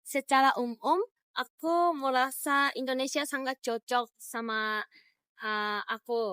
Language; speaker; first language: Indonesian; non-native, fluent; Japanese